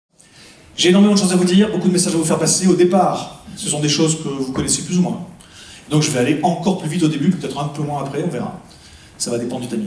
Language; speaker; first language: French; native; French